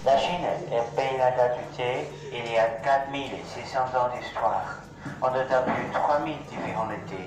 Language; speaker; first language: French; non-native, learner; Chinese